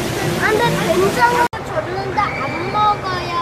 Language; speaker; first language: Korean; early bilingual, heritage; Korean